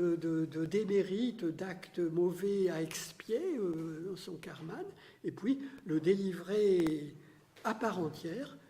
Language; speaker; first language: French; native; French